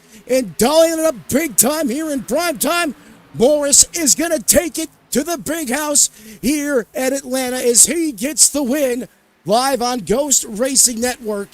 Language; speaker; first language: English; native; English